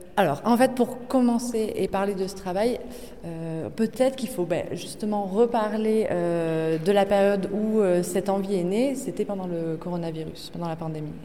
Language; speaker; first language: French; native; French